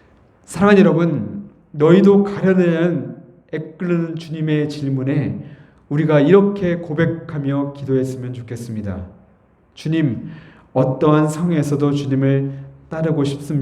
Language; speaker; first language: Korean; native; Korean